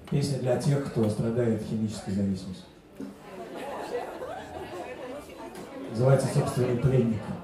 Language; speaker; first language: Russian; native; Russian